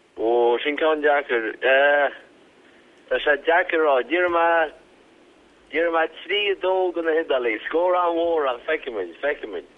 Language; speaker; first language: Irish; native; Irish